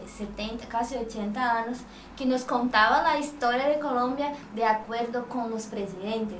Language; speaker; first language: Spanish; non-native, fluent; Portuguese